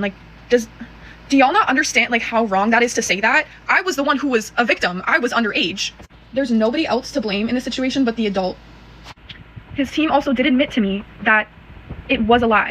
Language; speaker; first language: English; native; English